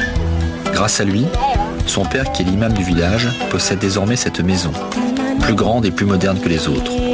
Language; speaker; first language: French; native; French